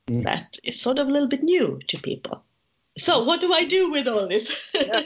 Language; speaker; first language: English; non-native, fluent; Swedish